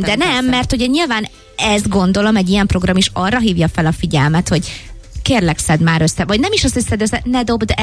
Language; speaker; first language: Hungarian; native; Hungarian